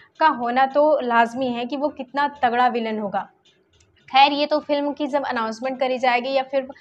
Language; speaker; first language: Hindi; native; Hindi